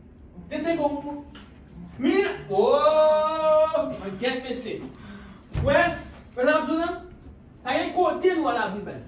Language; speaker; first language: Spanish; non-native, learner; Haitian Creole